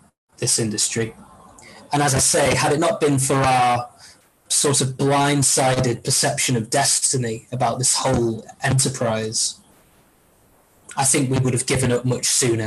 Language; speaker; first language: English; native; English